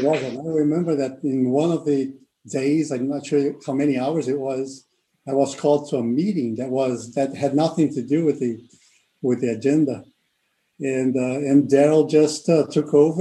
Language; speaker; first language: English; non-native, fluent; Portuguese